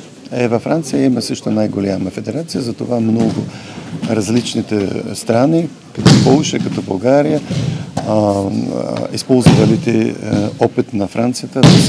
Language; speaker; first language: Bulgarian; non-native, learner; Polish